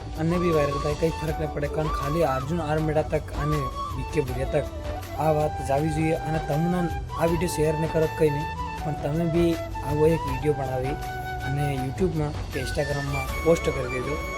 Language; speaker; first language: Gujarati; non-native, local second language; Bhili